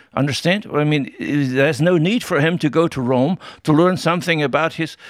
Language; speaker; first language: English; non-native, fluent; German